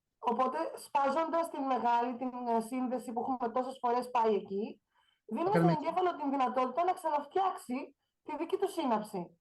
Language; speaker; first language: Greek; native; Greek